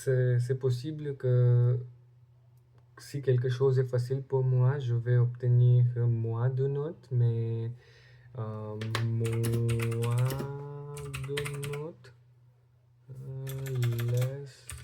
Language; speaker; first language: French; non-native, learner; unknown